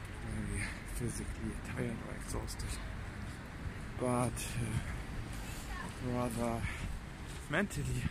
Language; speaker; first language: English; non-native, fluent; German